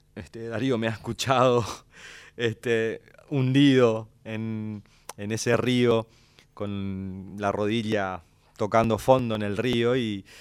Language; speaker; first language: Spanish; native; Spanish